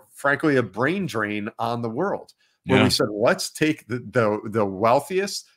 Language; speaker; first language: English; native; English